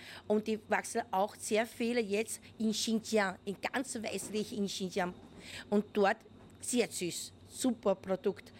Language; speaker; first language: German; non-native, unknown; Chinese